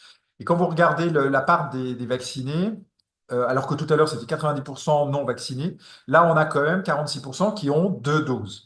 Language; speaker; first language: French; native; French